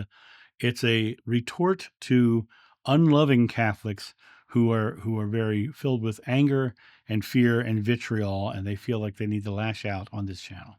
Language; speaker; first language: English; native; English